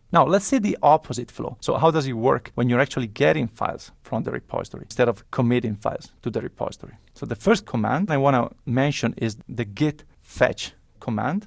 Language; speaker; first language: English; non-native, fluent; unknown